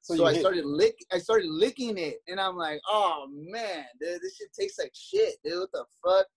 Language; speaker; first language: English; native; English